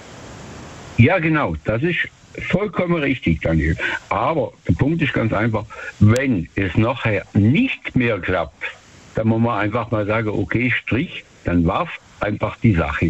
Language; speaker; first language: German; native; German